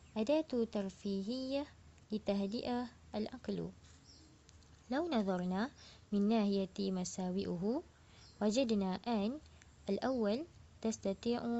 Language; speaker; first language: Arabic; non-native, learner; Malay